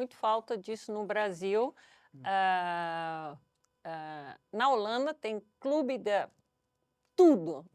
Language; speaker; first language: Portuguese; non-native, fluent; Dutch